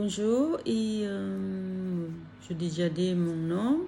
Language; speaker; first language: French; non-native, learner; Filipino